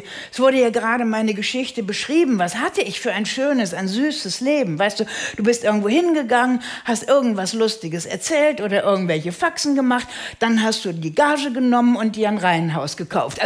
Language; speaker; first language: German; native; German